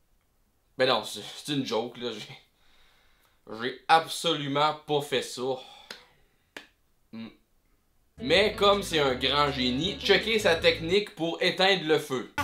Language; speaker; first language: French; native; French